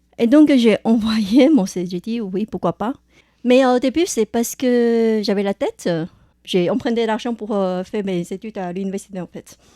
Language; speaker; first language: French; non-native, fluent; Chinese